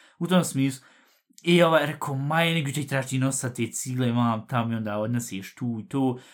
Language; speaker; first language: Bosnian; early bilingual, heritage; Bosnian